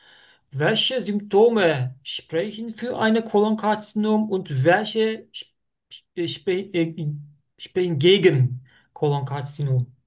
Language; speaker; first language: German; non-native, fluent; Turkish